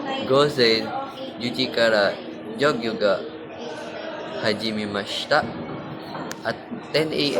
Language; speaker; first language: Japanese; non-native, learner; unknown